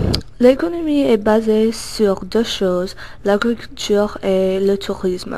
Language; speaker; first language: French; non-native, learner; English